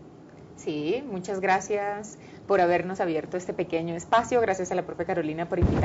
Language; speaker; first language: Spanish; native; Spanish